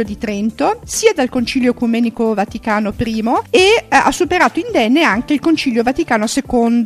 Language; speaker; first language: Italian; native; Italian